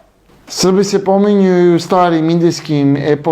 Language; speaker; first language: Serbian; native; Serbian